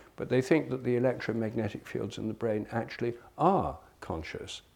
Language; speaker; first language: English; native; English